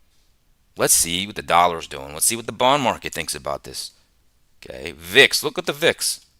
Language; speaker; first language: English; native; English